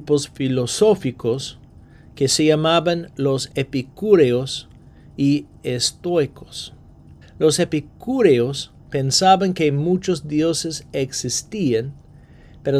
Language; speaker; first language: Spanish; non-native, fluent; English